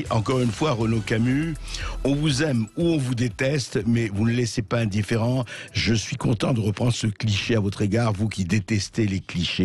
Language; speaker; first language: French; native; French